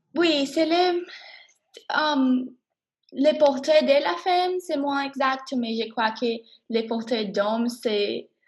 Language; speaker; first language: French; non-native, learner; English